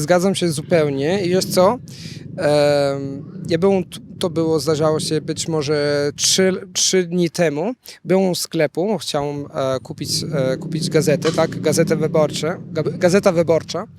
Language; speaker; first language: Polish; non-native, fluent; Italian